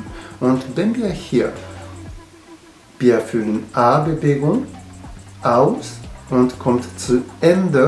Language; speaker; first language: German; non-native, learner; Japanese